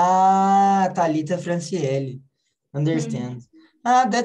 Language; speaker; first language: English; non-native, learner; Portuguese